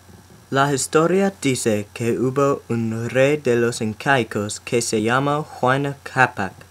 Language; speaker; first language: Spanish; non-native, learner; English